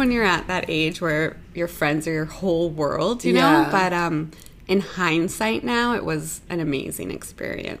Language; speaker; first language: English; native; English